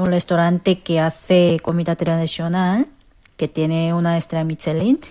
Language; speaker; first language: Spanish; non-native, learner; Korean